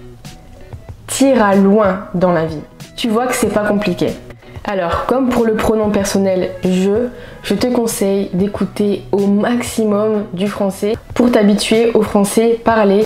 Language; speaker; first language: French; native; French